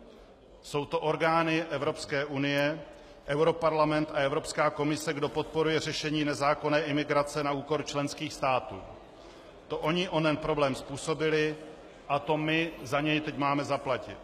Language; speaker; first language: Czech; native; Czech